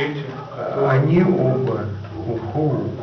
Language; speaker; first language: Russian; native; Russian